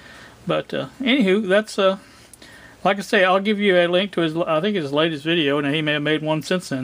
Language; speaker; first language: English; native; English